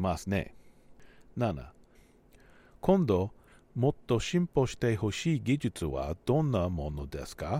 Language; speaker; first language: Japanese; non-native, learner; English